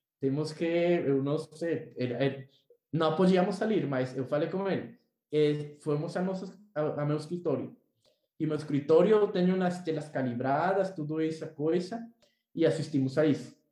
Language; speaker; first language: Portuguese; non-native, learner; Spanish